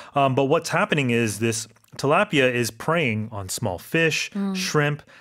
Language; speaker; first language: English; native; English